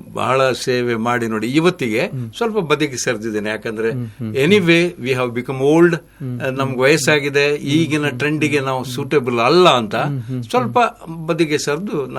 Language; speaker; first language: Kannada; non-native, local second language; Konkani